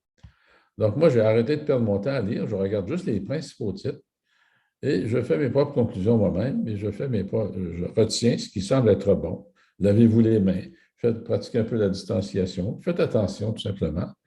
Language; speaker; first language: French; native; French